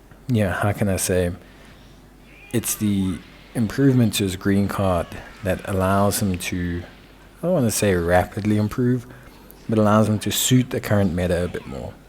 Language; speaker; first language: English; native; English